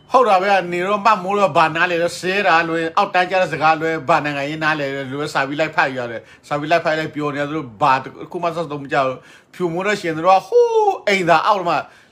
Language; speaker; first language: Burmese; non-native, local second language; S'gaw Karen